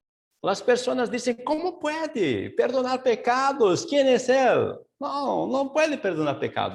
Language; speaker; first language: Portuguese; non-native, fluent; Spanish